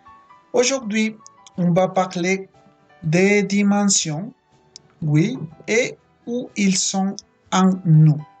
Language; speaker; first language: French; non-native, fluent; Spanish